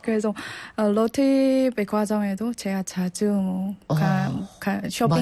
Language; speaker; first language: Korean; non-native, fluent; Burmese